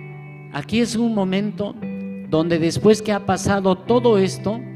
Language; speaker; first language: Spanish; native; Spanish